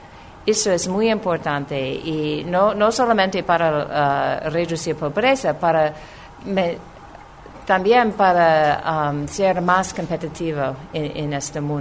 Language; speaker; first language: Spanish; non-native, fluent; English